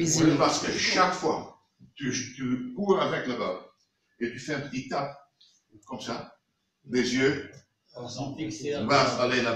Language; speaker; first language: French; non-native, fluent; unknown